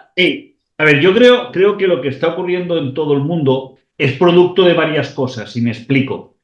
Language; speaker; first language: Spanish; native; Spanish